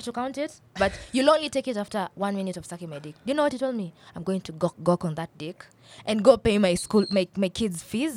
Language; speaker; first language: English; non-native, local second language; Swahili